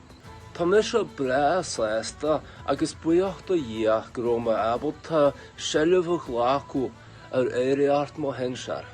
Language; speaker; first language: Irish; non-native, learner; English